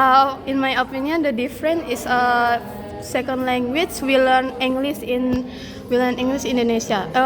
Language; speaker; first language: English; non-native, learner; Indonesian